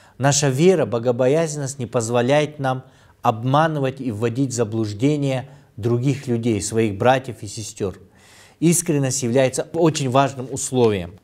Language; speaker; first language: Russian; non-native, local second language; Kyrgyz